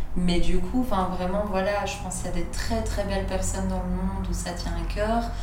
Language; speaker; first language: French; native; French